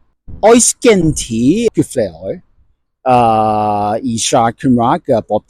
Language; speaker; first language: Welsh; non-native, learner; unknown